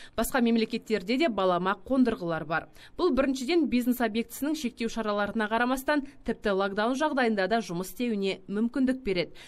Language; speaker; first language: Kazakh; native; Kazakh